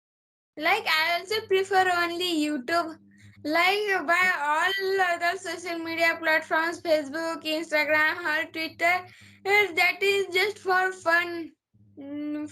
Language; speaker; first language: English; non-native, learner; Marathi